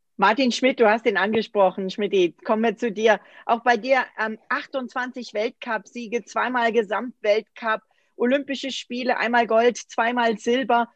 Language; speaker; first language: German; native; German